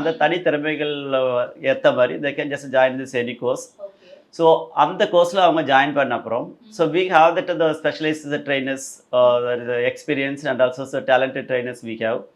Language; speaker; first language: Tamil; native; Tamil